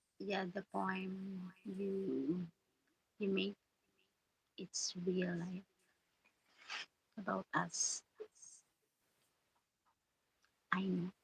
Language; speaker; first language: English; non-native, local second language; Filipino